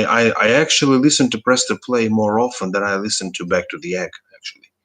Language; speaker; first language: English; non-native, fluent; Russian